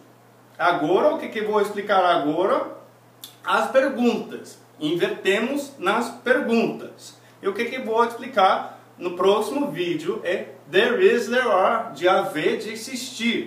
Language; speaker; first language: Portuguese; non-native, fluent; English